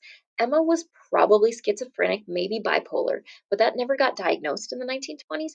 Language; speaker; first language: English; native; English